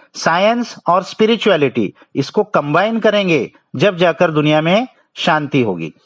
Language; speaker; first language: Hindi; non-native, local second language; Marathi